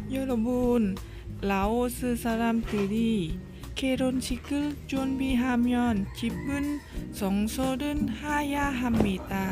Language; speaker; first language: Korean; non-native, learner; Lao